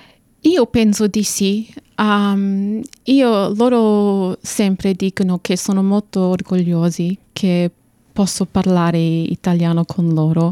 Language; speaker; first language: Italian; non-native, fluent; English